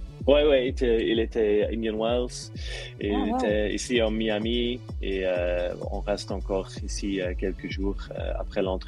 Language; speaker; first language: French; non-native, local second language; Dutch